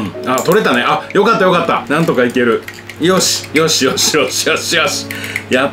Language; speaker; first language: Japanese; native; Japanese